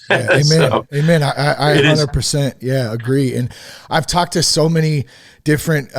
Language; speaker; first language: English; native; English